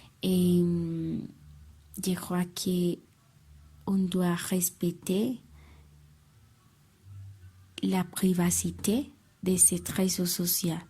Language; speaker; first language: French; non-native, learner; Spanish